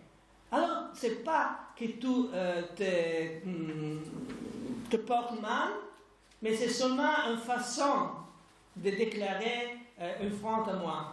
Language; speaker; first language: French; non-native, fluent; Italian